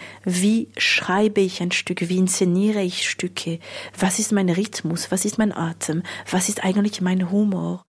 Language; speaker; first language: German; non-native, local second language; French